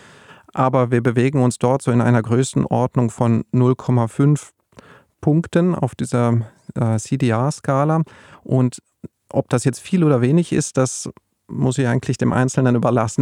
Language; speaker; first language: German; native; German